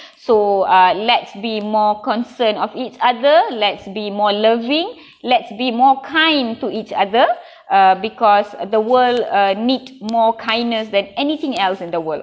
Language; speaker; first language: English; non-native, local second language; Tamil